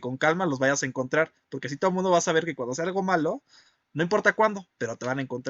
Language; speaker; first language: Spanish; native; Spanish